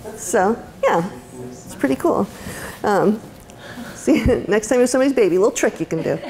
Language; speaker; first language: English; native; English